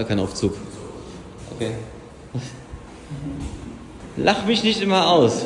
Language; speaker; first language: German; native; German